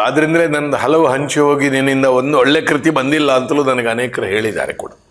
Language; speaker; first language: Kannada; non-native, local second language; Konkani